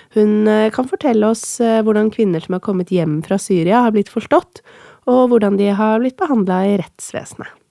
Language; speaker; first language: Norwegian; native; Norwegian